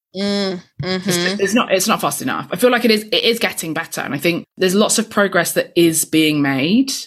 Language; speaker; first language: English; native; English